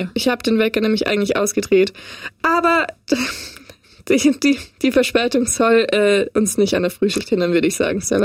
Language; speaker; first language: German; native; German